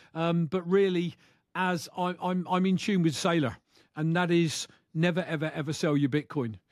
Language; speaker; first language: English; native; English